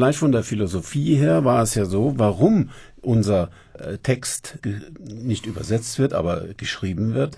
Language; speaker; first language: German; native; German